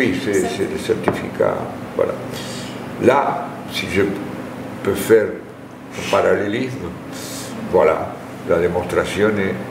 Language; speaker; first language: French; non-native, fluent; Spanish